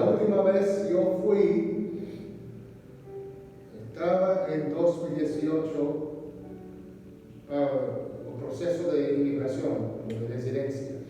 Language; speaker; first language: Spanish; non-native, learner; English